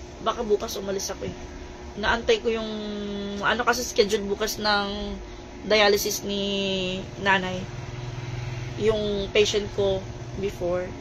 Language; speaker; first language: Filipino; non-native, local second language; Cebuano